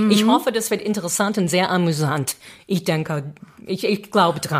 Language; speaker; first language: German; non-native, fluent; English